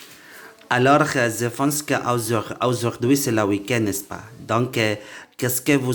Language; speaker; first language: French; non-native, learner; Indonesian